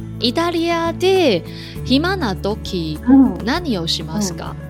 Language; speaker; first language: Japanese; non-native, learner; Chinese